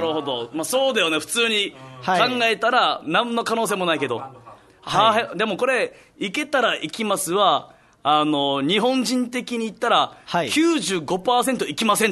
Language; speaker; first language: Japanese; native; Japanese